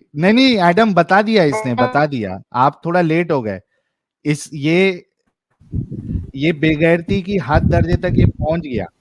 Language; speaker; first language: Hindi; native; Hindi